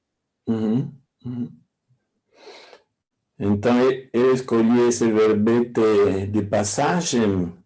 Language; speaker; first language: Portuguese; non-native, fluent; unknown